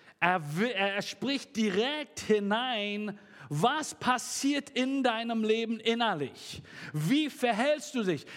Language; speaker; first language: German; native; German